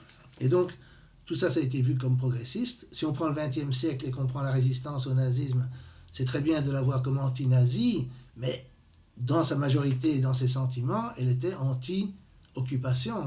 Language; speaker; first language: French; native; French